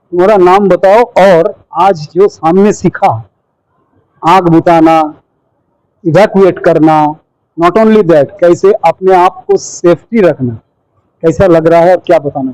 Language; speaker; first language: Hindi; non-native, local second language; Bangla